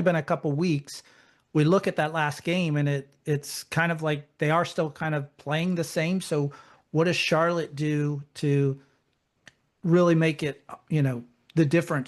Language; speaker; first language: English; native; English